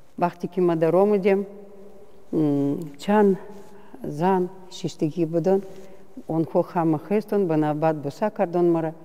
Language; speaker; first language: Tajik; non-native, fluent; Russian